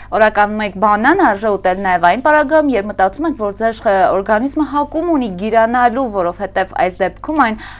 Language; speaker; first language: Armenian; native; Armenian